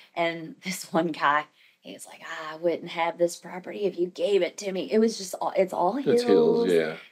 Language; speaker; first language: English; native; English